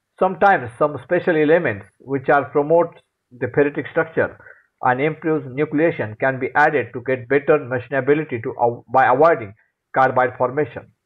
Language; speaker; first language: English; non-native, local second language; Marathi